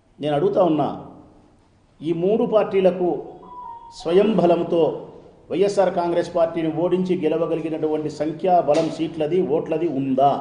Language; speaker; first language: Telugu; native; Telugu